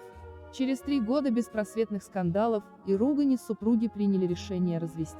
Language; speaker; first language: Russian; native; Russian